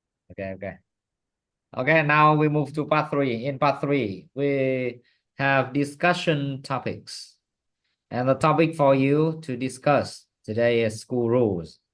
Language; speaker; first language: English; non-native, fluent; Vietnamese